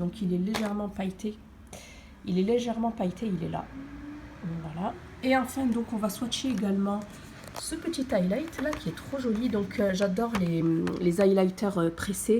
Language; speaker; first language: French; native; French